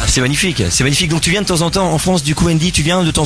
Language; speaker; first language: French; native; French